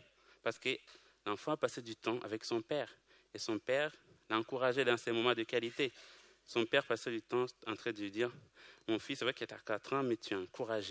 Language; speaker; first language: French; non-native, local second language; Kinyarwanda